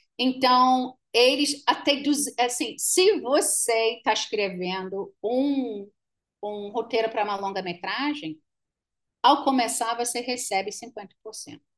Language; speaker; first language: Portuguese; non-native, fluent; English